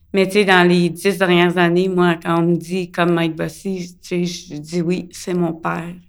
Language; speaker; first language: French; early bilingual, other home language; English